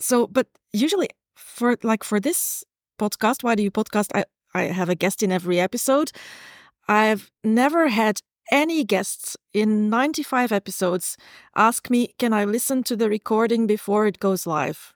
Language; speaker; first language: English; non-native, fluent; Dutch